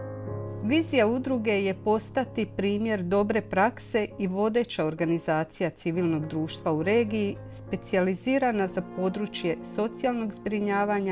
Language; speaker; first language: Croatian; native; Croatian